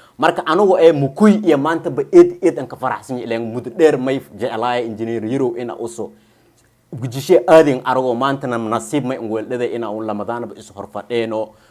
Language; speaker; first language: Somali; non-native, local second language; Maay